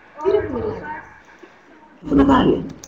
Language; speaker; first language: French; non-native, learner; Greek